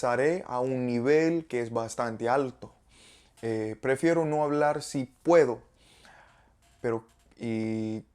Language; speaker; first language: Spanish; non-native, learner; English